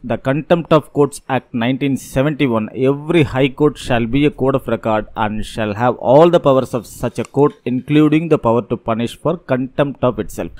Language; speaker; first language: English; non-native, local second language; Tamil